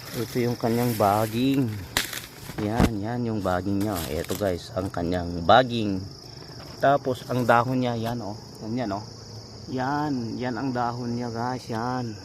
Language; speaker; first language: Filipino; non-native, local second language; Iloko